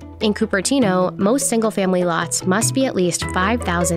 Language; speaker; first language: English; native; English